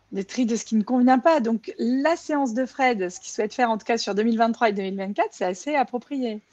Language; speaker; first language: French; native; French